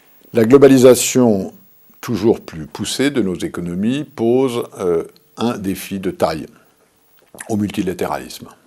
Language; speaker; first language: French; native; French